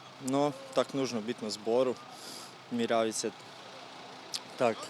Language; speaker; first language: Russian; non-native, learner; Croatian